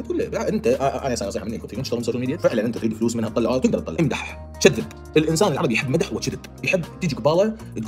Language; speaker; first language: Arabic; native; Arabic